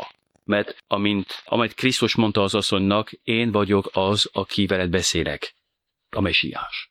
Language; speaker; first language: Hungarian; non-native, fluent; French